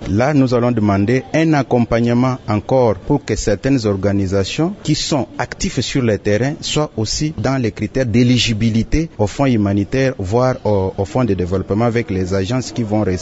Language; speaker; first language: French; non-native, local second language; Swahili